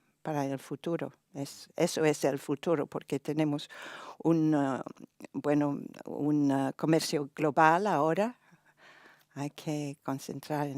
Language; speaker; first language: Spanish; non-native, fluent; English